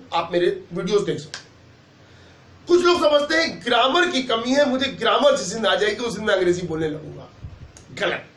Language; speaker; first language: Hindi; native; Hindi